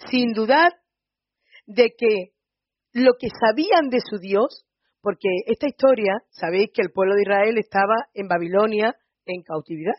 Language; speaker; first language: Spanish; native; Spanish